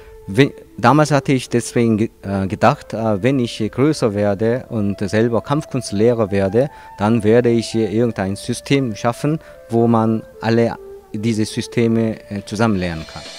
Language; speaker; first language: German; non-native, fluent; Korean